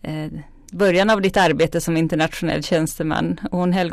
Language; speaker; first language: Swedish; native; Swedish